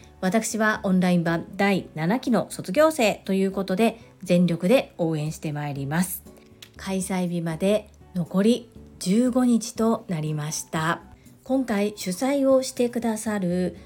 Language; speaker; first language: Japanese; native; Japanese